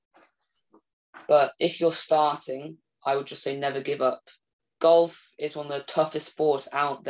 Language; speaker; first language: English; native; English